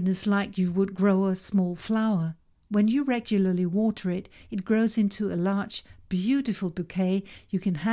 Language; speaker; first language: English; non-native, fluent; Danish